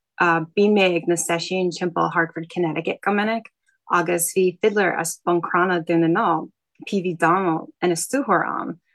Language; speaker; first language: Irish; non-native, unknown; English